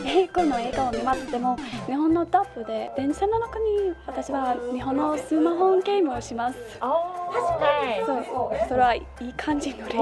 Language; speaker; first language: Japanese; non-native, learner; Swedish